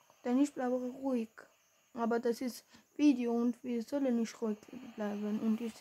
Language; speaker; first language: German; non-native, learner; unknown